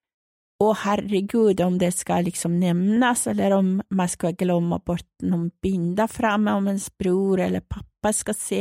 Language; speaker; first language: Swedish; non-native, fluent; Persian